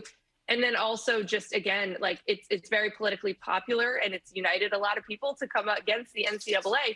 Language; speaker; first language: English; native; English